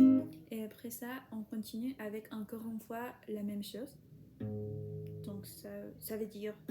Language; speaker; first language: French; non-native, fluent; Spanish